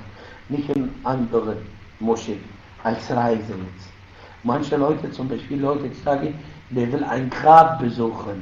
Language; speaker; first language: German; non-native, fluent; Arabic